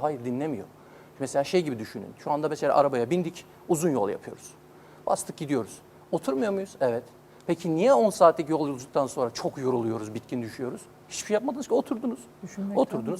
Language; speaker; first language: Turkish; native; Turkish